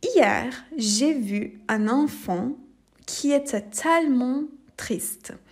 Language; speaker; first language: French; non-native, fluent; Turkish